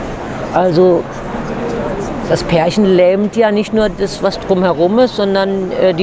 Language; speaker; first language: German; native; German